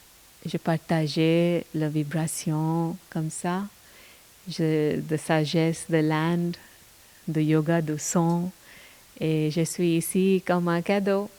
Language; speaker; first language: French; non-native, learner; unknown